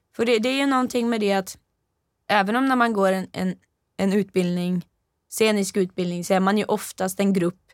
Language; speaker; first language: Swedish; non-native, fluent; Norwegian